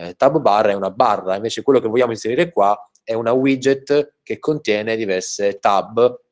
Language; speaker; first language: Italian; native; Italian